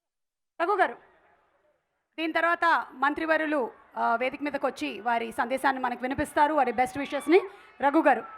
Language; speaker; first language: Telugu; native; Telugu